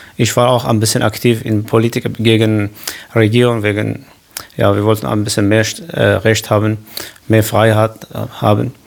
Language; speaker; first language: German; non-native, learner; Kurdish